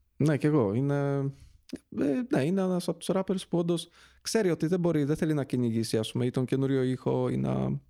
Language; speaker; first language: Greek; early bilingual, other home language; Polish